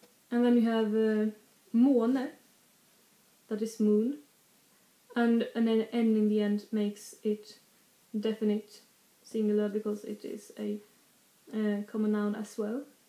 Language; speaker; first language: English; non-native, fluent; Swedish